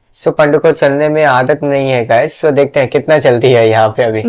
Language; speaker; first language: Hindi; non-native, local second language; Bangla